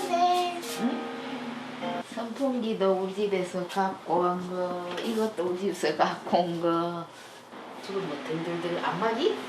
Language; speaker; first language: Korean; native; Korean